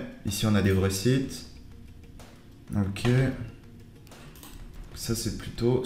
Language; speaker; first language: French; native; French